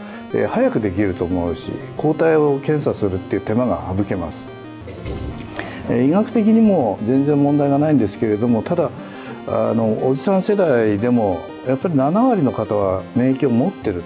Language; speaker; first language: Japanese; native; Japanese